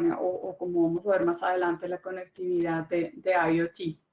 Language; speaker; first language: Spanish; native; Spanish